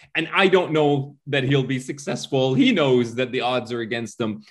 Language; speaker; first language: English; early bilingual, other home language; Arabic